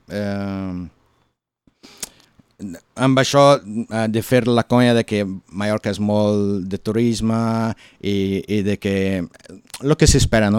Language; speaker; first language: Catalan; non-native, learner; Portuguese